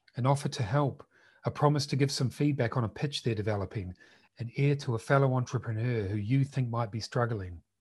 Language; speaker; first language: English; native; English